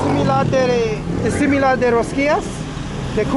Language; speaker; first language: Spanish; non-native, learner; English